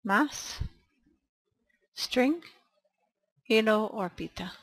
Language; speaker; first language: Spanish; non-native, learner; English